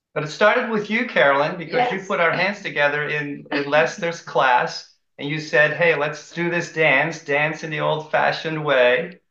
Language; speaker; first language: English; early bilingual, other home language; Dutch